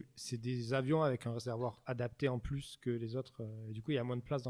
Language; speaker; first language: French; native; French